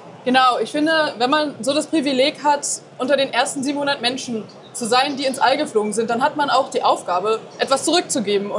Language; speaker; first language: German; native; German